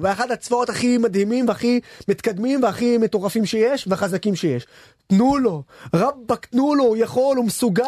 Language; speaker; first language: Hebrew; non-native, local second language; Arabic